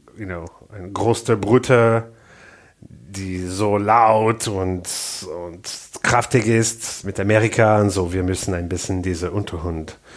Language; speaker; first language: German; non-native, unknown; English